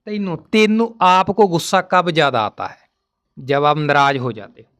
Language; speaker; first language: Hindi; non-native, local second language; Punjabi